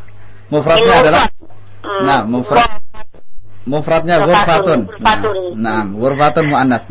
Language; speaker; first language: Arabic; non-native, fluent; Indonesian